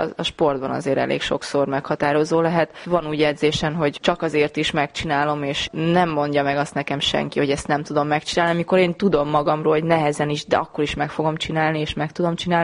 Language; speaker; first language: Hungarian; native; Hungarian